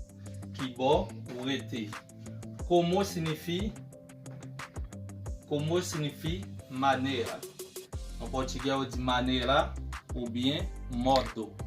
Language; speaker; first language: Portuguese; non-native, fluent; Haitian Creole